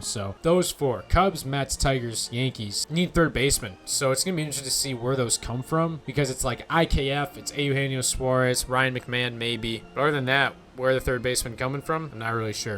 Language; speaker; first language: English; native; English